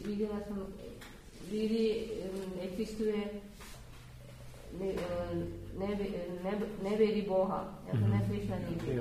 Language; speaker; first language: Czech; non-native, learner; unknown